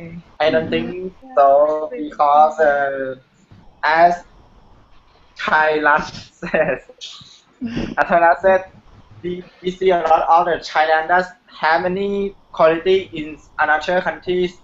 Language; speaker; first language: English; non-native, learner; Thai